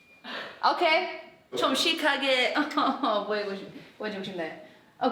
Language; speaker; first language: Korean; non-native, fluent; English